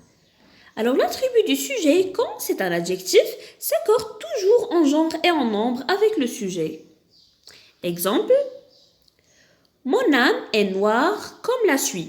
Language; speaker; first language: French; non-native, local second language; Arabic